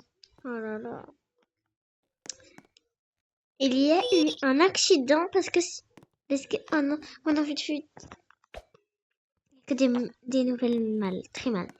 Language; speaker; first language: French; native; French